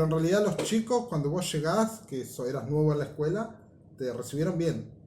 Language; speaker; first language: Spanish; native; Spanish